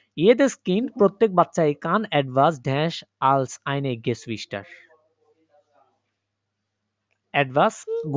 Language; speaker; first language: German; non-native, learner; Bangla